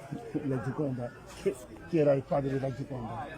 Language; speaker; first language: Italian; non-native, fluent; French